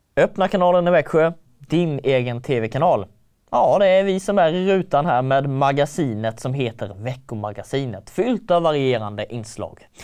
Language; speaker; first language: Swedish; native; Swedish